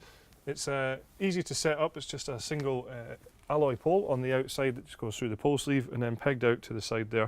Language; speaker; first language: English; native; English